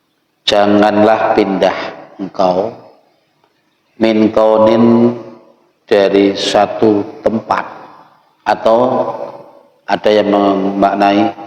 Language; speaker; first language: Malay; non-native, local second language; Javanese